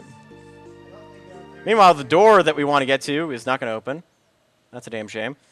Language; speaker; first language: English; native; English